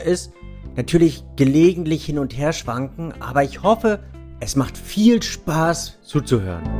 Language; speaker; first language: German; native; German